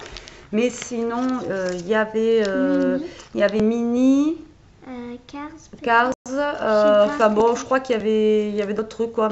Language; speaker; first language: French; native; French